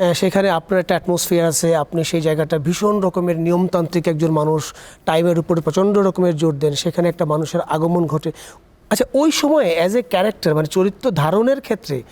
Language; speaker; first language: Bangla; native; Bangla